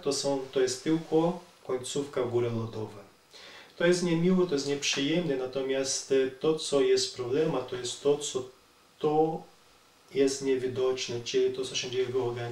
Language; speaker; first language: Polish; non-native, learner; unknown